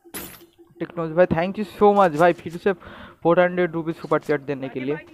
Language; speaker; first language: Hindi; non-native, local second language; Bangla